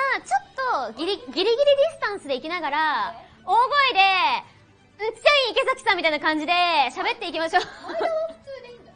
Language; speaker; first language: Japanese; native; Japanese